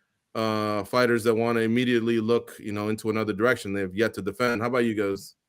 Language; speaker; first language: English; native; English